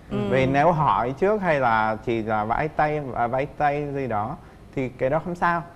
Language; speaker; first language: Vietnamese; non-native, fluent; Czech